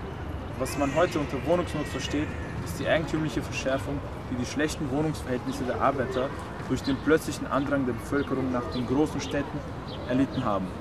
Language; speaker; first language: German; native; German